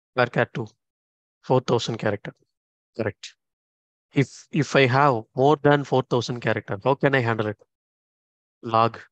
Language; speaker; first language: English; non-native, local second language; Tamil